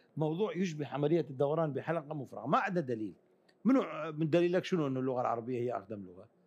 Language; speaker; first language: Arabic; early bilingual, other home language; Kurdish